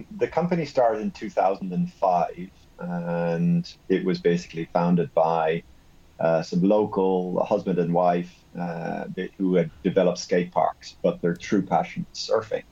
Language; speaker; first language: English; native; English